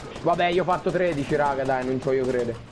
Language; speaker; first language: Italian; native; Italian